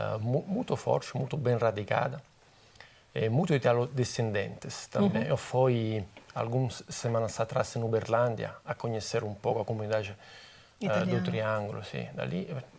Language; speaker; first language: Portuguese; non-native, fluent; Italian